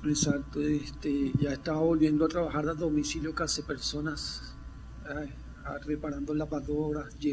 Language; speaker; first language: Portuguese; non-native, learner; Spanish